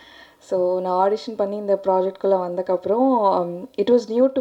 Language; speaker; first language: Tamil; non-native, learner; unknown